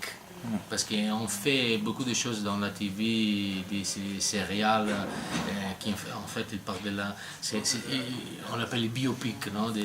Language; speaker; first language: French; non-native, learner; Italian